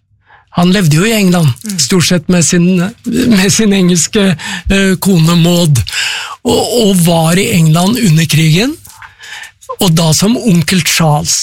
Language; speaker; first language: Norwegian; native; Norwegian